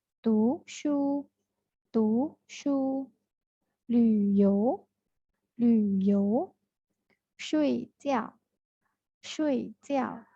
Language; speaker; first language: Chinese; non-native, fluent; Thai